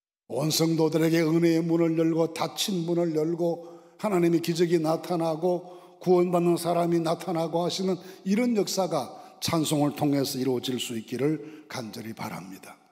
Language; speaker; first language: Korean; native; Korean